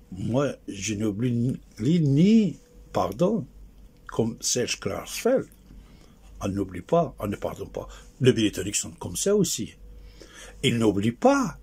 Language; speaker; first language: French; non-native, fluent; Persian